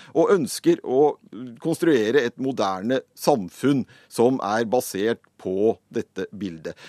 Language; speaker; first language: Norwegian; native; Norwegian